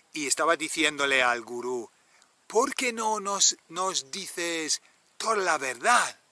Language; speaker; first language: Spanish; non-native, fluent; English